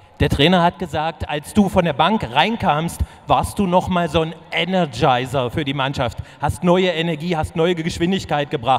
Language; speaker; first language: German; native; German